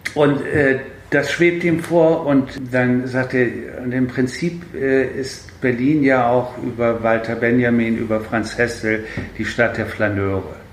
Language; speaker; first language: German; native; German